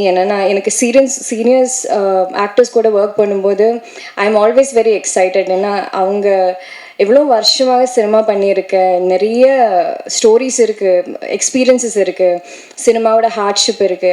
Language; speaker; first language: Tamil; non-native, learner; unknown